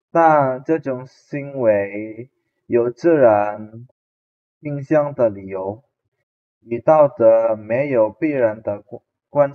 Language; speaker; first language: Chinese; non-native, fluent; Indonesian